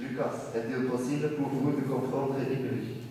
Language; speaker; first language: French; non-native, learner; Dutch